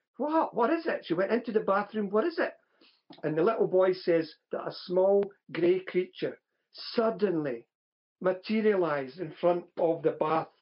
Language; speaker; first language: English; native; English